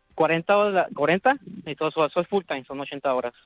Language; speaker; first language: Spanish; native; Spanish